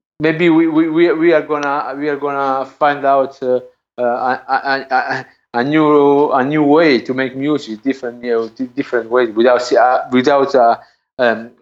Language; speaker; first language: English; non-native, learner; Italian